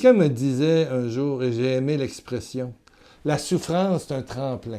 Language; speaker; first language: French; native; French